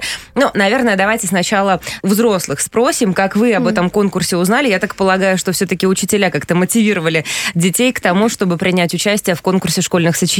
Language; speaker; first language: Russian; native; Russian